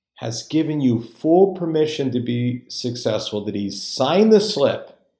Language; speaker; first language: English; native; English